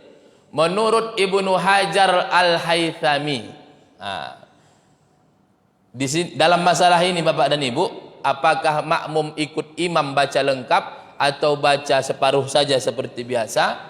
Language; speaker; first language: Indonesian; native; Indonesian